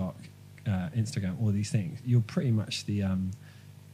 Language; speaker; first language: English; native; English